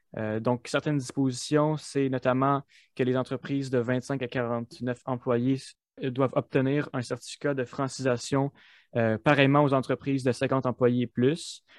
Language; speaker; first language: French; native; French